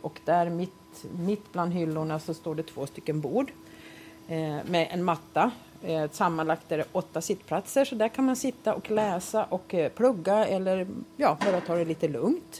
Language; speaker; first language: Swedish; native; Swedish